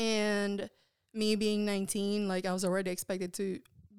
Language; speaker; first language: English; non-native, local second language; Filipino